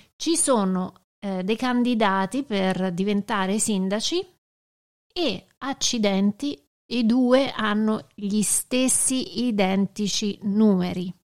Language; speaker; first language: Italian; native; Italian